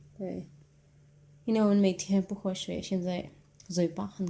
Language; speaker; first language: Chinese; non-native, fluent; Urdu